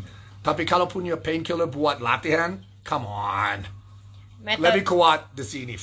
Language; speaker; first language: Indonesian; non-native, learner; English